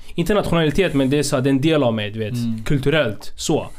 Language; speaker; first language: Swedish; non-native, fluent; Spanish